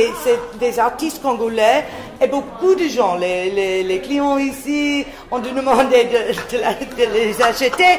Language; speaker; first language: French; non-native, fluent; English